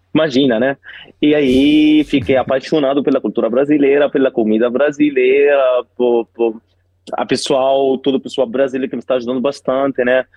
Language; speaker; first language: Portuguese; non-native, fluent; Arabic